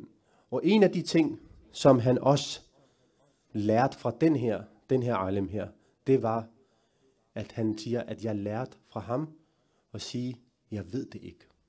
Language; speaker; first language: Danish; early bilingual, other home language; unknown